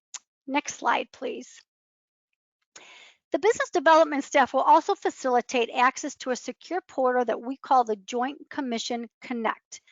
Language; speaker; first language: English; native; English